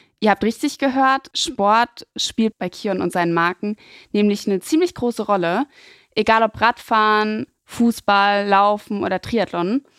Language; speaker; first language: German; native; German